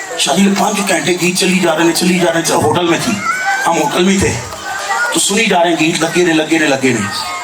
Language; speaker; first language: Urdu; non-native, local second language; Punjabi